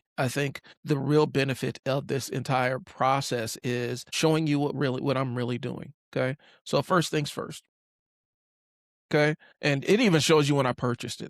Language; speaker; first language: English; native; English